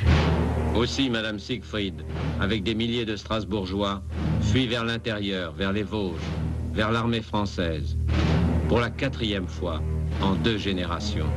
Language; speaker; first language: French; native; French